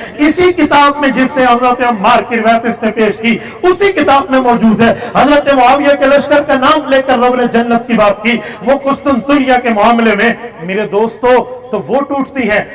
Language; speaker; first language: Urdu; non-native, local second language; Saraiki